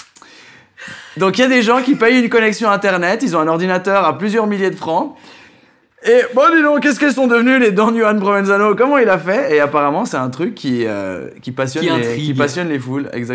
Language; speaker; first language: French; native; French